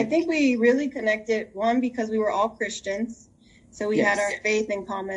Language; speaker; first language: English; native; English